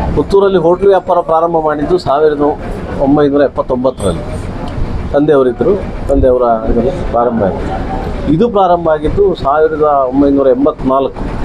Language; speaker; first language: Kannada; native; Kannada